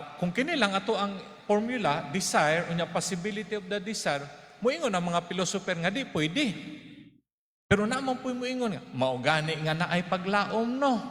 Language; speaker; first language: Cebuano; native; Cebuano